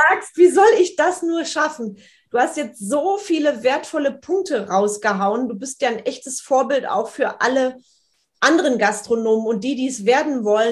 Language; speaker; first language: German; native; German